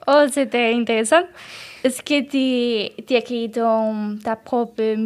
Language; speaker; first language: French; non-native, learner; Spanish